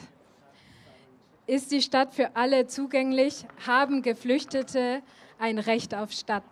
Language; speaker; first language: German; native; German